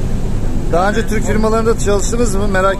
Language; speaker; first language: Turkish; native; Turkish